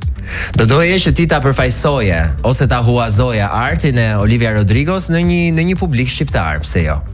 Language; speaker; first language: Albanian; native; Albanian